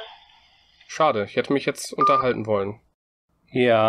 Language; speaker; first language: German; native; German